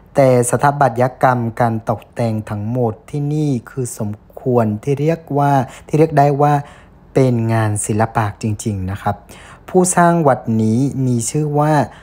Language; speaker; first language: Thai; non-native, fluent; Vietnamese